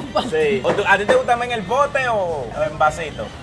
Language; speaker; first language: Spanish; native; Spanish